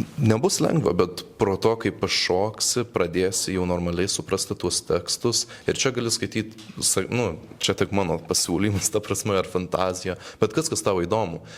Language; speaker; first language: Lithuanian; early bilingual, heritage; Lithuanian